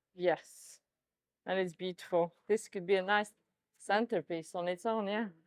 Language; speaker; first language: English; non-native, fluent; French